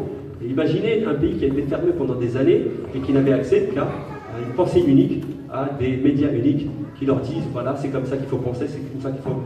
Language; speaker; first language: French; native; French